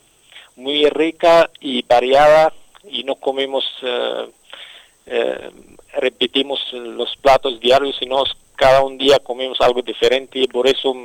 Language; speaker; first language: Spanish; non-native, fluent; Arabic